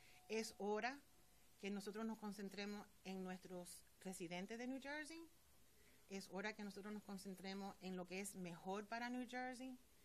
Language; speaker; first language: Spanish; early bilingual, heritage; Spanish